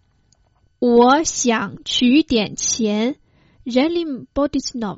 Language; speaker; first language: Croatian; non-native, fluent; Chinese